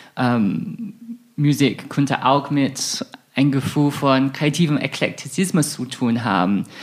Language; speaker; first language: German; non-native, fluent; English